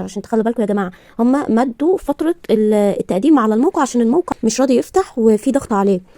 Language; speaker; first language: Arabic; native; Arabic